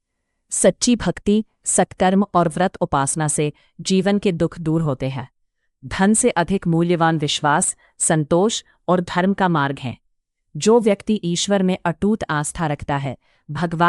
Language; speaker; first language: Hindi; native; Hindi